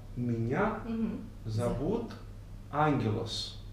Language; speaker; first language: Russian; non-native, learner; Greek